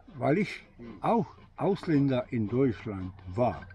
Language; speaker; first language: German; non-native, fluent; Bosnian